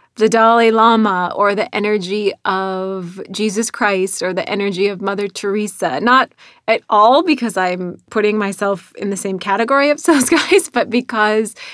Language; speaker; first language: English; native; English